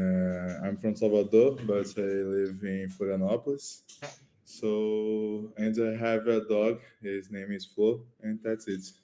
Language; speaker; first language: English; non-native, learner; Portuguese